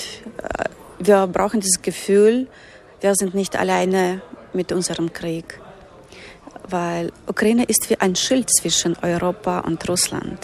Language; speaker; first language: German; non-native, fluent; Ukrainian